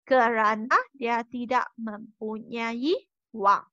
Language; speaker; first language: Malay; non-native, local second language; Chinese